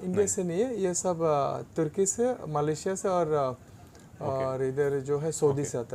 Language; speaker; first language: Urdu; non-native, fluent; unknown